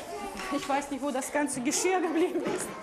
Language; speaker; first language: German; early bilingual, heritage; German